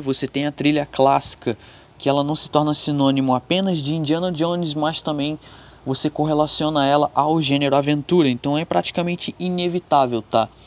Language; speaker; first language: Portuguese; native; Portuguese